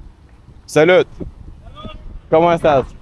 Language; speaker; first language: Spanish; non-native, learner; Bulgarian